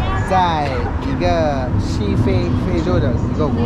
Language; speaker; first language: Chinese; non-native, learner; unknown